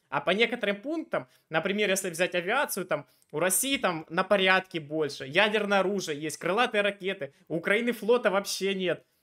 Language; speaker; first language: Russian; native; Russian